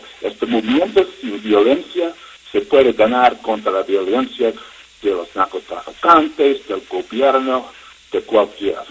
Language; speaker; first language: Spanish; non-native, learner; English